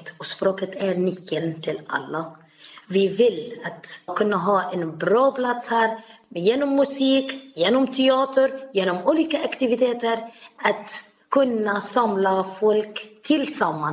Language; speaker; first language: Swedish; non-native, learner; Arabic